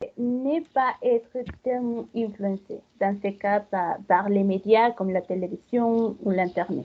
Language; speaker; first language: French; non-native, fluent; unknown